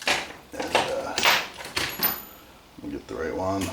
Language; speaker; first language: English; native; English